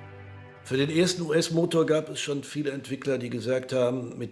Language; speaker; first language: German; native; German